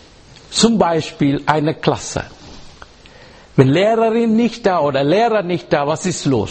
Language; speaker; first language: German; non-native, learner; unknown